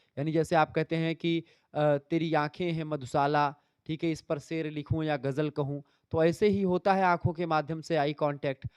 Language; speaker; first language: Hindi; native; Hindi